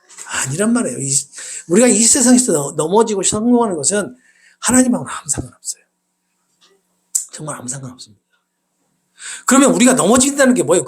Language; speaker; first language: Korean; native; Korean